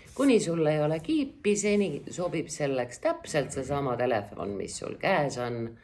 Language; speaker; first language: Estonian; native; Estonian